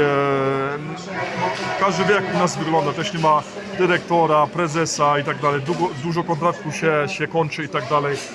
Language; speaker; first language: Polish; early bilingual, heritage; Polish